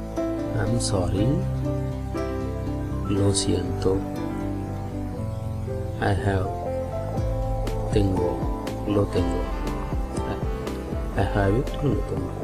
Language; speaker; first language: Spanish; non-native, fluent; Telugu